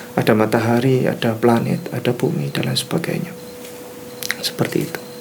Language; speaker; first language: Indonesian; native; Indonesian